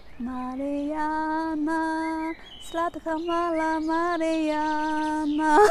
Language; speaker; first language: Bosnian; non-native, learner; Chinese